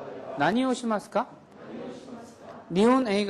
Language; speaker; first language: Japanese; non-native, fluent; Korean